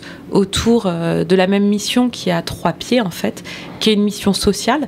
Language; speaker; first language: French; native; French